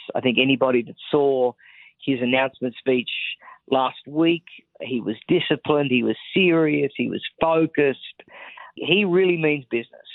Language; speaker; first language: English; native; English